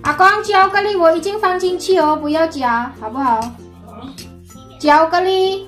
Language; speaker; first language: Chinese; non-native, fluent; Javanese